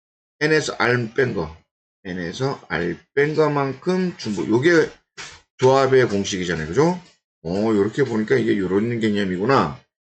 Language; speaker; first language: Korean; native; Korean